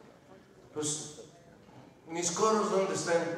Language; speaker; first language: Spanish; native; Spanish